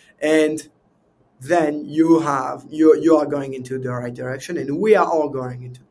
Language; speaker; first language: English; non-native, fluent; French